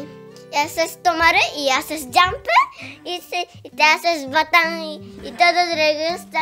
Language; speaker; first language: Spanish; early bilingual, heritage; Spanish